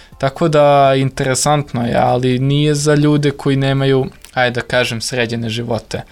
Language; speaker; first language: Serbian; native; Serbian